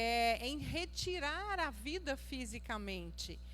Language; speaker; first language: Portuguese; native; Portuguese